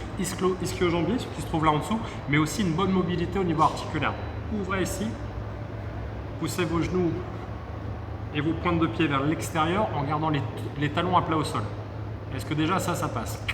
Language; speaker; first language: French; native; French